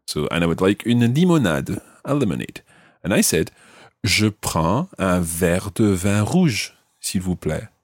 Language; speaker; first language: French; non-native, fluent; English